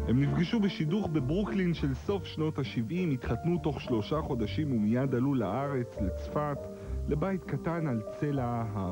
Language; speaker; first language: Hebrew; native; Hebrew